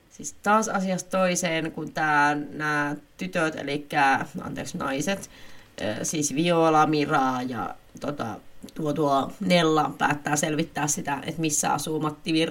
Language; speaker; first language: Finnish; native; Finnish